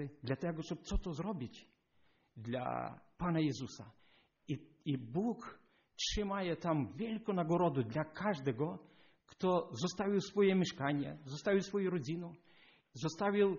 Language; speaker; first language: Polish; non-native, learner; Ukrainian